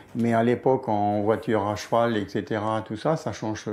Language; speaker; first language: French; native; French